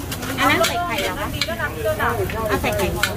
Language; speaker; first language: Vietnamese; early bilingual, heritage; Vietnamese